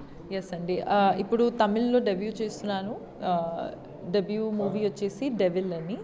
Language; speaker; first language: Telugu; non-native, local second language; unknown